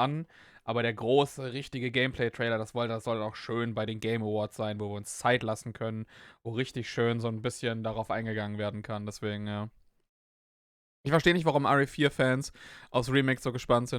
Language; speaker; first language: German; native; German